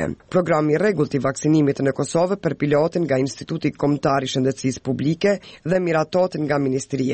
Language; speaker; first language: Albanian; native; Albanian